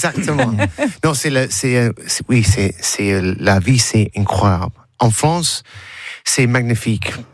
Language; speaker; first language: French; non-native, learner; English